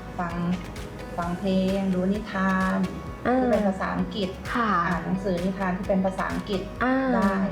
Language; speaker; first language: Thai; native; Thai